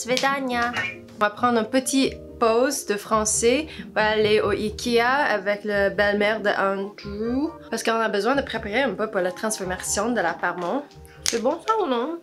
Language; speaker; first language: French; non-native, learner; English